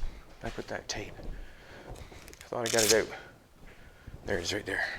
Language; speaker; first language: English; native; English